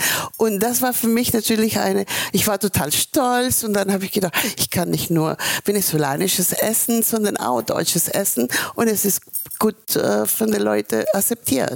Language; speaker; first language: German; non-native, fluent; Spanish